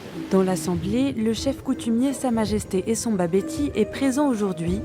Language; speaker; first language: French; native; French